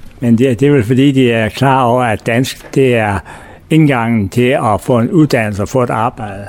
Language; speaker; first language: Danish; native; Danish